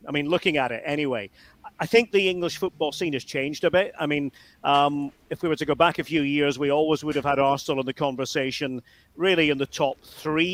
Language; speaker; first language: English; native; English